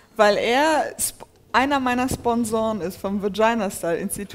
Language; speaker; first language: German; early bilingual, other home language; Turkish